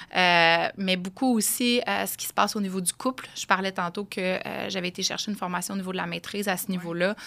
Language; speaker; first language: French; native; French